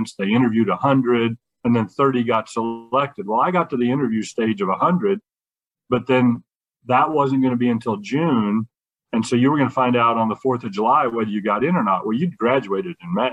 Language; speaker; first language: English; native; English